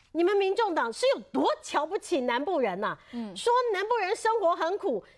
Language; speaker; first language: Chinese; native; Chinese